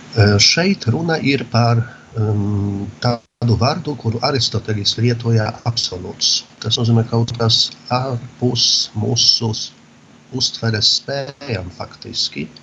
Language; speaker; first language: Latvian; non-native, fluent; Polish